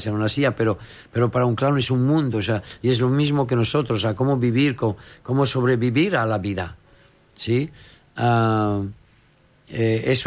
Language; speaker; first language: Spanish; non-native, fluent; French